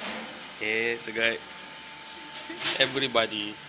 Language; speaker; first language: English; non-native, local second language; Filipino